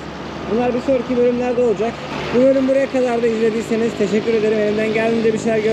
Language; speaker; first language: Turkish; native; Turkish